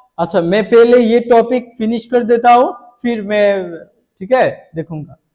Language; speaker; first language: Hindi; non-native, local second language; Bangla